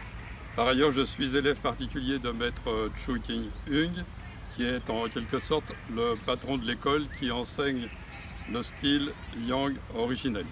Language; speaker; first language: French; native; French